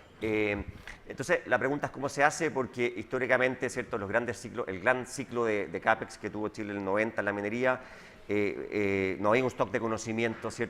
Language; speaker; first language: Spanish; native; Spanish